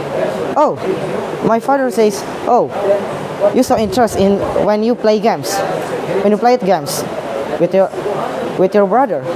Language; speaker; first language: English; non-native, learner; Indonesian